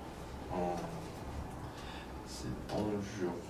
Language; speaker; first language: French; non-native, fluent; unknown